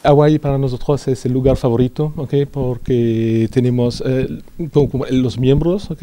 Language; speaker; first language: Spanish; non-native, fluent; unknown